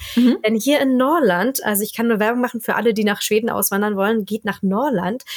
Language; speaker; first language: German; native; German